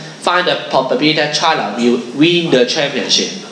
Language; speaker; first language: English; non-native, local second language; Cantonese